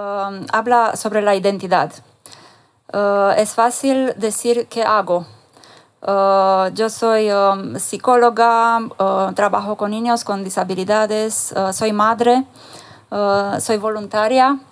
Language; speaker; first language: Spanish; non-native, fluent; Romanian